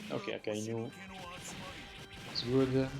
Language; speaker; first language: English; non-native, learner; French